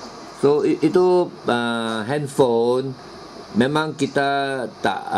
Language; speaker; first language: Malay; non-native, local second language; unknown